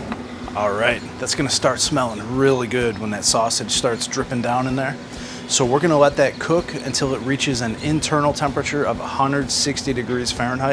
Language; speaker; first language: English; native; English